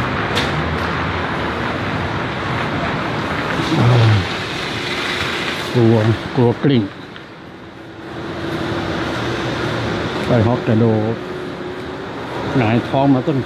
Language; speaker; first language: Thai; native; Thai